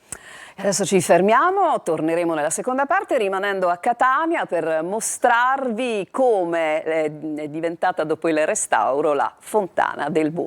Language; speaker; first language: Italian; native; Italian